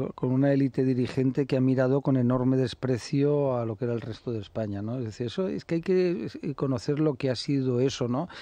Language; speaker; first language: Spanish; native; Spanish